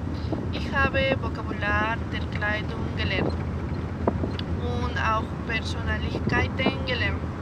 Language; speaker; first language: German; non-native, learner; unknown